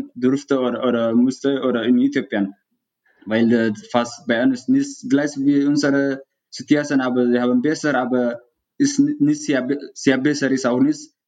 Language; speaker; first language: German; non-native, fluent; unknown